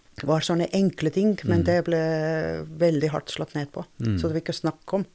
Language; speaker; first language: Norwegian; non-native, fluent; Estonian